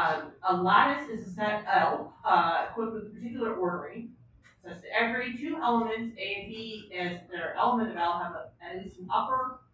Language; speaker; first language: English; native; English